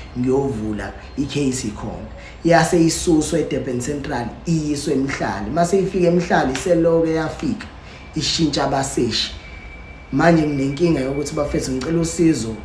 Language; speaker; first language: Zulu; native; Zulu